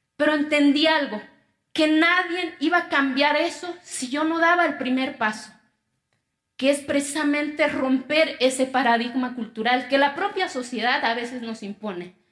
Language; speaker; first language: Spanish; non-native, local second language; Zapotec